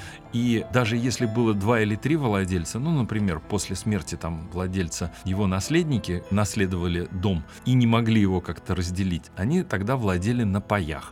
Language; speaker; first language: Russian; native; Russian